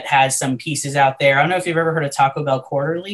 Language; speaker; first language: English; native; English